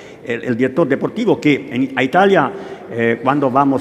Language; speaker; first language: Spanish; non-native, learner; Italian